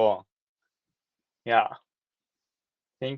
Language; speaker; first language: English; non-native, learner; Japanese